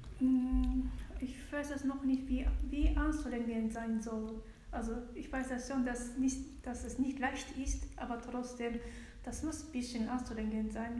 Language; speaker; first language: German; non-native, fluent; Japanese